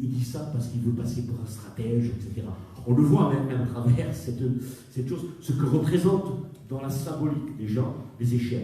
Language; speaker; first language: French; native; French